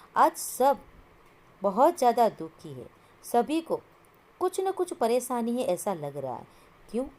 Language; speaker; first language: Hindi; non-native, local second language; Gujarati